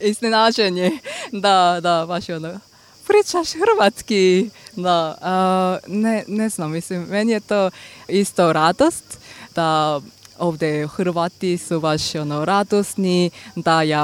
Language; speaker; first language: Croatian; non-native, learner; Korean